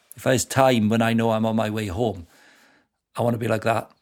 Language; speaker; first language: English; native; English